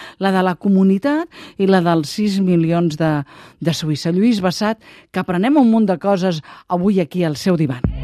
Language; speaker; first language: Catalan; native; Catalan